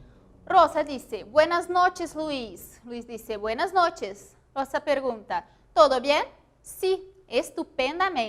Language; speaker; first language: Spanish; non-native, fluent; Portuguese